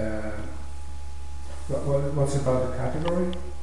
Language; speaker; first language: English; non-native, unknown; Italian